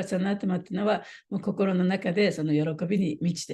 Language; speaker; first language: Japanese; native; Japanese